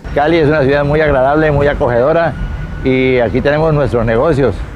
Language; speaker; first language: Spanish; early bilingual, other home language; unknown